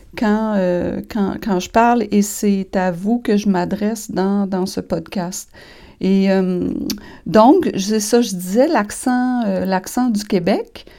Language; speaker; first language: French; native; French